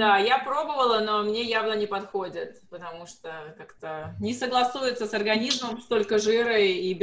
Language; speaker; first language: Russian; native; Russian